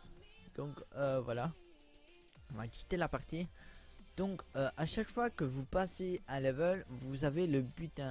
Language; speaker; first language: French; native; French